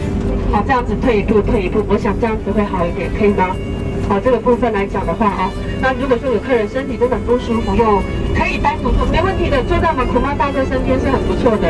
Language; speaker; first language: Chinese; native; Chinese